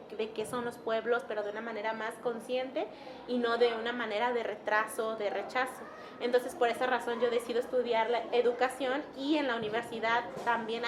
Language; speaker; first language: Spanish; non-native, local second language; Mixtepec Mixtec